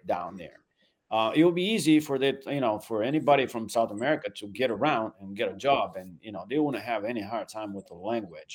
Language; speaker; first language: English; non-native, fluent; Portuguese